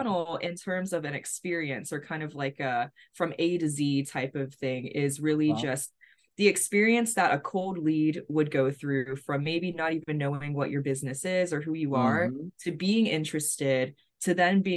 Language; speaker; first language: English; native; English